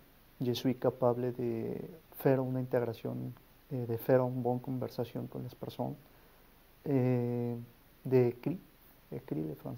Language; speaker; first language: French; non-native, learner; Spanish